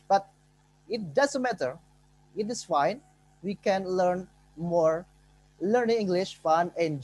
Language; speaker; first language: English; non-native, fluent; Indonesian